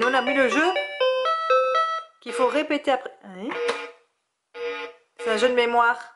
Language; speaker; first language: French; native; French